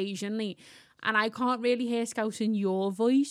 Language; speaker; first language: English; native; English